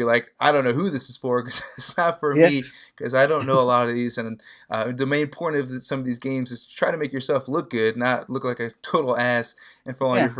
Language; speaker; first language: English; native; English